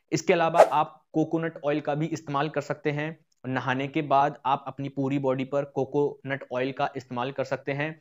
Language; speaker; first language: Hindi; native; Hindi